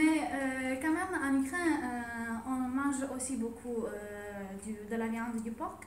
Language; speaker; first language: French; non-native, fluent; Ukrainian